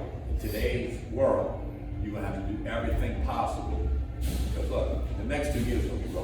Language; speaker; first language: English; native; English